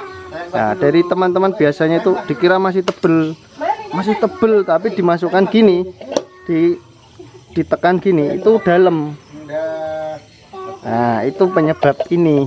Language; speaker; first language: Indonesian; native; Indonesian